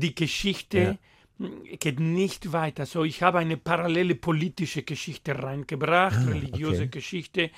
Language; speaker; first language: German; non-native, fluent; Spanish